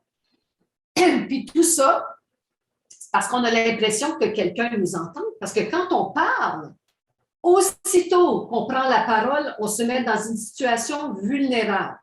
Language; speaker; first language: French; native; French